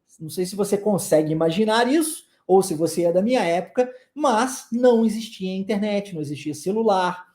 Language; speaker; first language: Portuguese; native; Portuguese